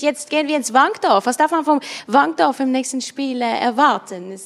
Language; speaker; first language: German; native; German